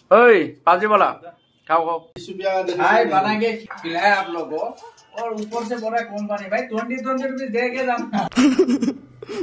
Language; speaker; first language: Hindi; non-native, local second language; Assamese